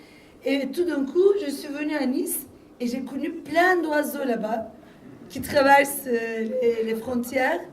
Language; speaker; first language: French; non-native, fluent; Turkish